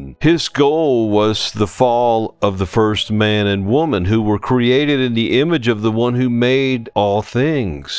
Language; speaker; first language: English; native; English